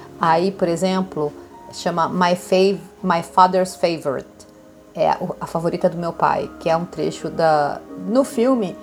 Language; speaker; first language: Portuguese; native; Portuguese